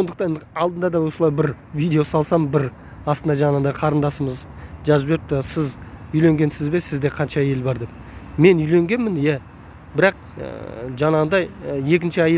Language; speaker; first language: Kazakh; native; Kazakh